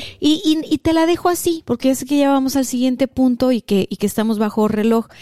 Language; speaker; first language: Spanish; native; Spanish